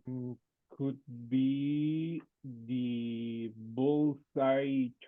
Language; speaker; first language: English; non-native, fluent; Spanish